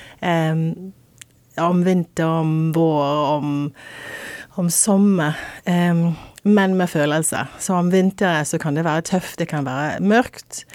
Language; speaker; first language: Norwegian; non-native, fluent; English